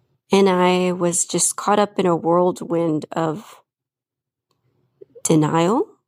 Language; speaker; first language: English; early bilingual, other home language; Spanish